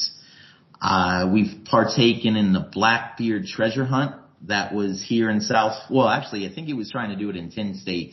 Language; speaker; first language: English; native; English